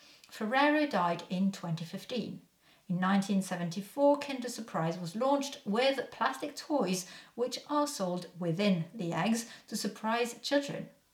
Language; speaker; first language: English; non-native, fluent; French